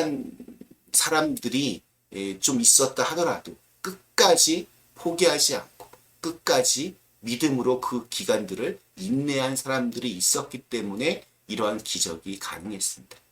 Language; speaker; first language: Korean; native; Korean